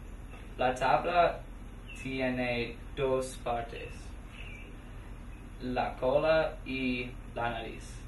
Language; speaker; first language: Spanish; non-native, learner; English